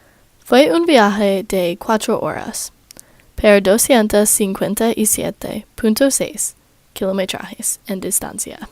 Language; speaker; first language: Spanish; non-native, learner; English